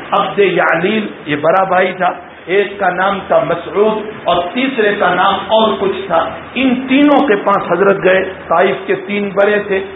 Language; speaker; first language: Urdu; non-native, local second language; Gujarati